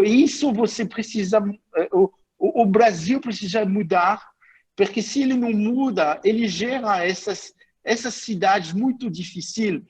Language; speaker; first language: Portuguese; non-native, fluent; French